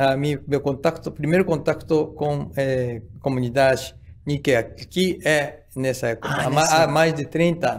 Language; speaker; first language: Portuguese; non-native, fluent; Japanese